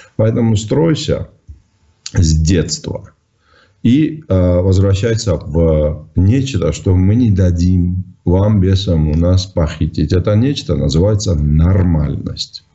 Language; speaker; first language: Russian; non-native, local second language; Georgian